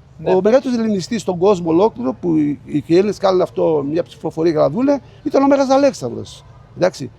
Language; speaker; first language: Greek; native; Greek